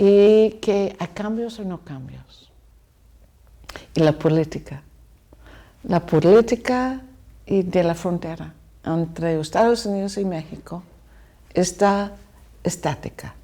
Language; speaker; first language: Spanish; non-native, learner; English